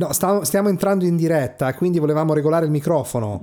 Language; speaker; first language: Italian; native; Italian